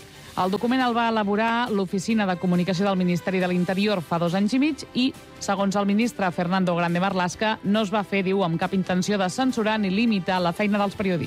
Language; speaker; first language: Catalan; native; Catalan